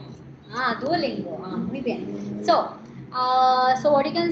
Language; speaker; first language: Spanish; non-native, fluent; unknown